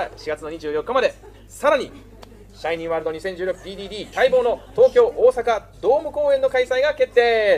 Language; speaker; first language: Japanese; native; Japanese